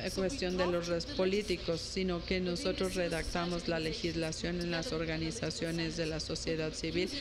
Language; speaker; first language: Spanish; non-native, fluent; Ukrainian